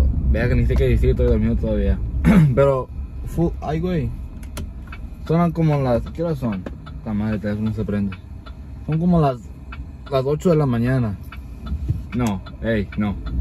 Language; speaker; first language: Spanish; early bilingual, heritage; Spanish